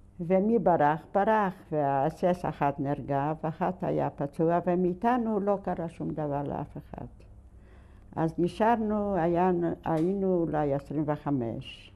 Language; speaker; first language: Hebrew; non-native, fluent; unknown